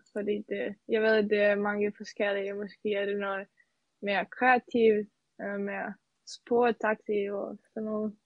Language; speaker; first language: Danish; non-native, fluent; Serbian